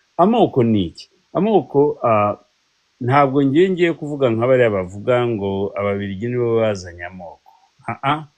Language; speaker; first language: Kinyarwanda; early bilingual, heritage; Kinyarwanda